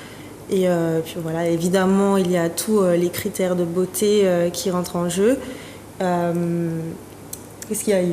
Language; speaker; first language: French; native; French